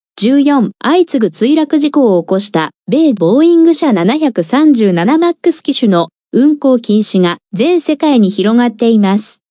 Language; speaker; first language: Japanese; non-native, fluent; Korean